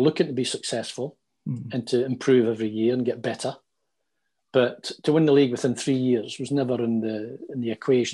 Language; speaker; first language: English; native; English